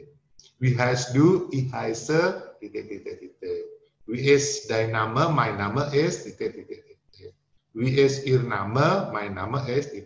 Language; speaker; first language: German; non-native, fluent; Indonesian